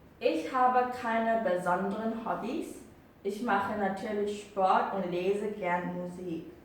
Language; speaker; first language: German; non-native, fluent; Korean